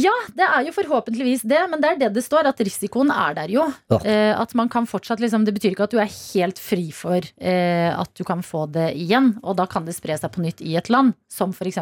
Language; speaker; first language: Norwegian; native; Norwegian